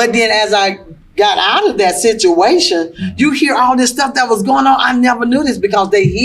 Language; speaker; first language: English; native; English